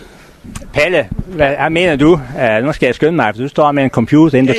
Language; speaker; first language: Danish; native; Danish